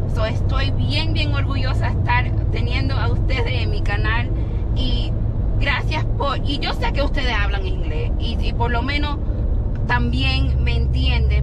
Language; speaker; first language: Spanish; early bilingual, heritage; Spanish